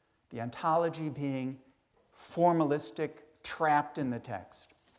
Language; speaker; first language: English; native; English